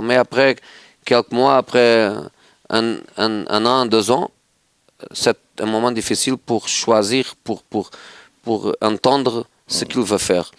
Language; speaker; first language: French; non-native, fluent; Portuguese